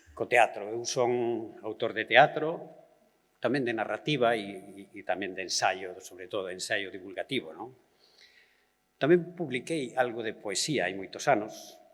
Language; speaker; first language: Galician; native; Galician